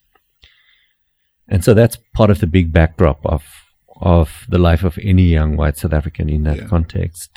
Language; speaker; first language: English; non-native, local second language; Afrikaans